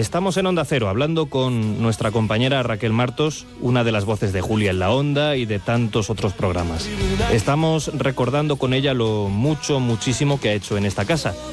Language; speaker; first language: Spanish; native; Spanish